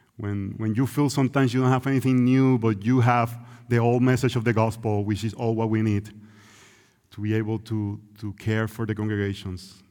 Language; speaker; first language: English; non-native, local second language; Spanish